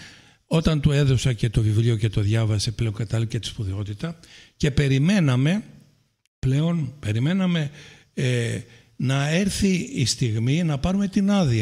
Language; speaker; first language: Greek; native; Greek